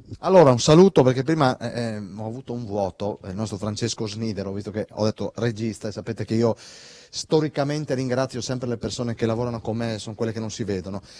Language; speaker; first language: Italian; native; Italian